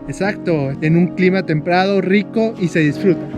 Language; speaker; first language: Spanish; native; Spanish